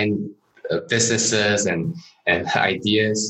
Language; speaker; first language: English; non-native, local second language; Chinese